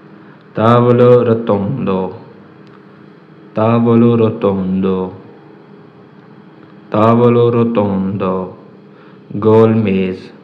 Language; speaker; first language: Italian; non-native, learner; Urdu